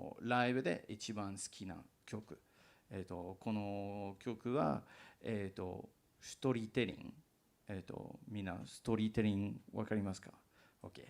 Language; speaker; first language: Japanese; non-native, learner; English